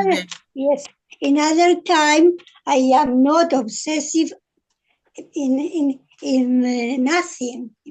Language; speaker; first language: English; non-native, learner; Spanish